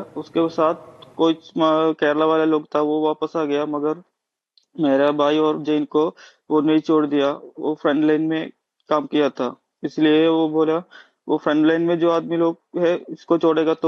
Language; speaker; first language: Hindi; non-native, local second language; Malayalam